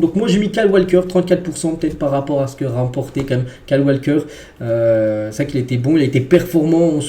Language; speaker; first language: French; native; French